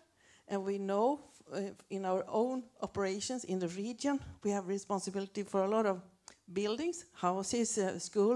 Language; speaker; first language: English; non-native, fluent; Swedish